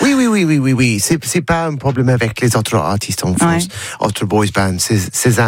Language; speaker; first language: French; non-native, learner; English